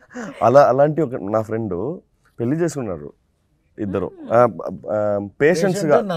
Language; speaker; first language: Telugu; non-native, local second language; Tamil